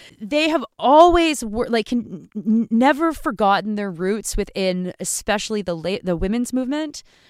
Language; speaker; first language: English; native; English